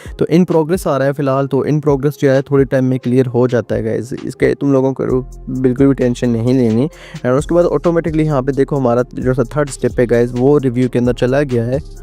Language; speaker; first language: Urdu; non-native, local second language; Northern Hindko